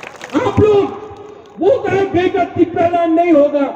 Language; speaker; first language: Hindi; non-native, local second language; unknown